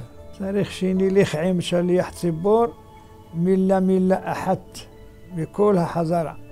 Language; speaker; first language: Hebrew; non-native, fluent; Arabic